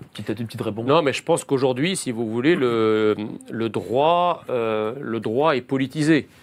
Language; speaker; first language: French; early bilingual, other home language; Arabic